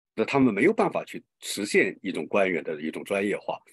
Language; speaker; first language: Chinese; native; Chinese